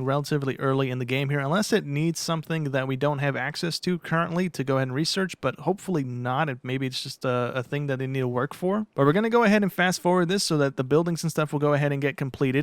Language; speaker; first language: English; native; English